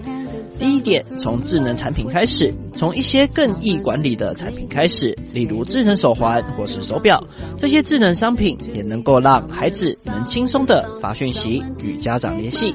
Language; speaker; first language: Chinese; native; Chinese